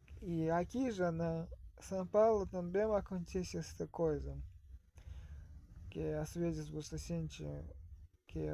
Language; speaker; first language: Portuguese; non-native, fluent; Russian